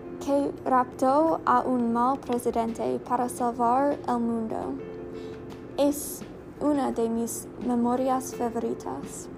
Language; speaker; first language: Spanish; non-native, learner; English